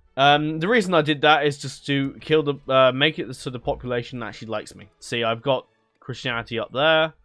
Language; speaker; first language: English; native; English